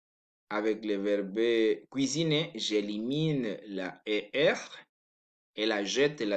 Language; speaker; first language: French; non-native, learner; Spanish